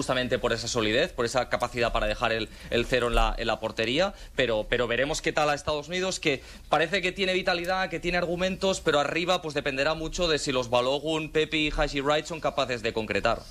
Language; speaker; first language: Spanish; native; Spanish